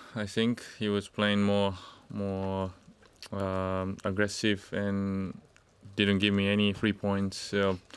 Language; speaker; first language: English; non-native, fluent; Japanese